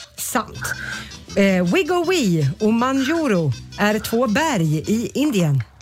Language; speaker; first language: Swedish; native; Swedish